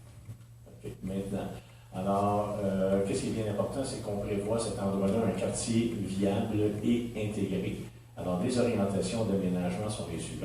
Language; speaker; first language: French; native; French